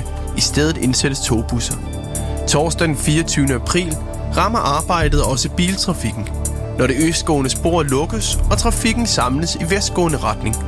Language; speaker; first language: Danish; native; Danish